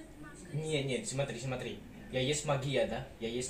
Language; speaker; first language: Russian; non-native, learner; Indonesian